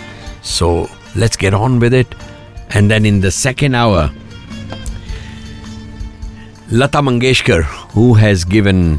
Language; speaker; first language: Hindi; native; Hindi